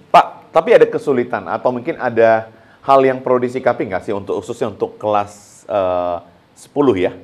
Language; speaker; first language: Indonesian; native; Indonesian